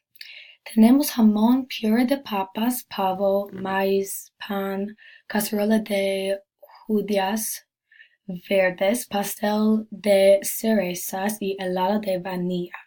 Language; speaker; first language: Spanish; non-native, learner; English